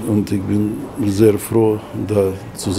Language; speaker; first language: German; non-native, learner; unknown